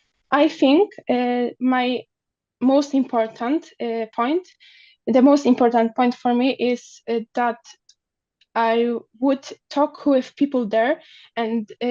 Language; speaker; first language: English; non-native, learner; Polish